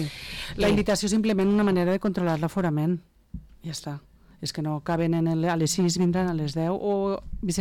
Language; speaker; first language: Catalan; native; Catalan